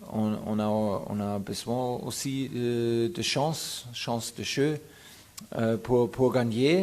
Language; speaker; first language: French; non-native, fluent; German